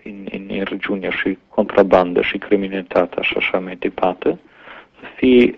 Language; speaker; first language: Romanian; non-native, learner; German